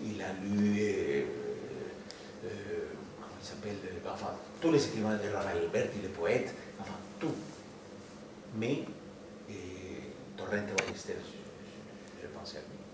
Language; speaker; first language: French; non-native, fluent; Spanish